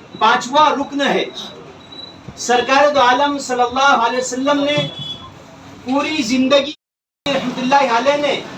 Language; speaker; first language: Urdu; native; Urdu